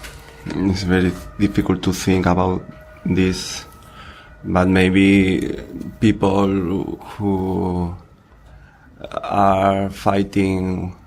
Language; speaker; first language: English; non-native, learner; Spanish